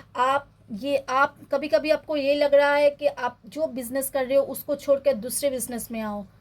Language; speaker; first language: Hindi; non-native, local second language; Bangla